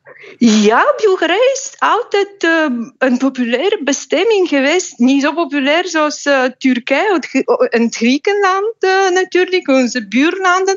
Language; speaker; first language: Dutch; non-native, fluent; Bulgarian